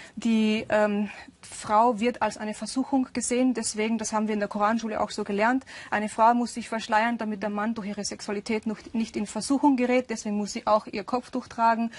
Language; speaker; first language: German; early bilingual, other home language; Urdu